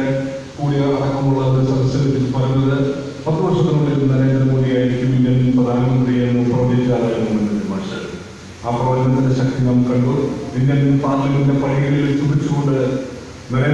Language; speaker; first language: Malayalam; native; Malayalam